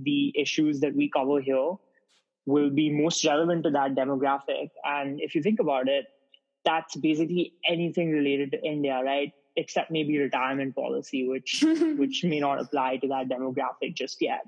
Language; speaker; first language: English; non-native, local second language; Hindi